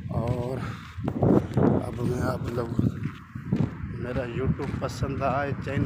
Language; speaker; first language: Hindi; non-native, local second language; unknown